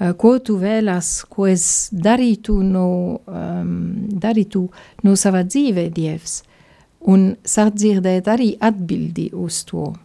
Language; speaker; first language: Latvian; non-native, fluent; Italian